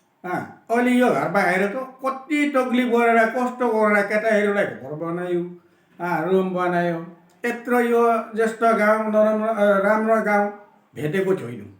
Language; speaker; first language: Nepali; non-native, local second language; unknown